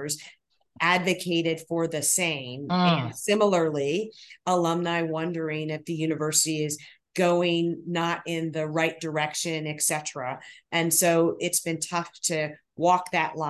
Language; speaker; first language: English; native; English